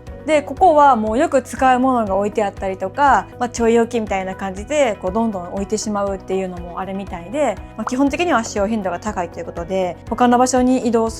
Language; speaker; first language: Japanese; native; Japanese